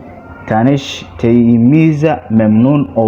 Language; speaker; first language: Turkish; non-native, learner; Somali